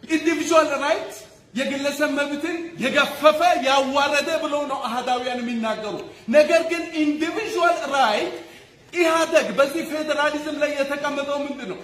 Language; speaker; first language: Amharic; non-native, local second language; Wolaytta